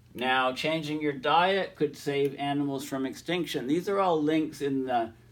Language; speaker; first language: English; native; English